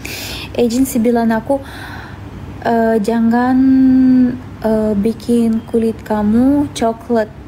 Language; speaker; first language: Indonesian; non-native, fluent; Russian